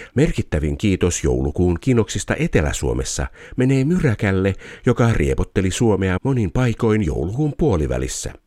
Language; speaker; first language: Finnish; native; Finnish